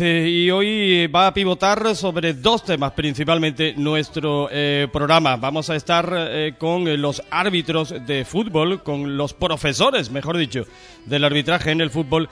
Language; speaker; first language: Spanish; native; Spanish